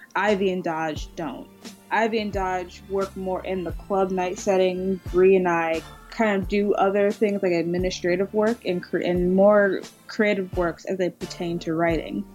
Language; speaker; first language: English; native; English